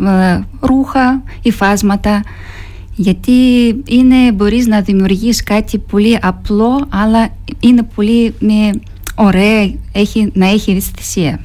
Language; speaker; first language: Greek; non-native, fluent; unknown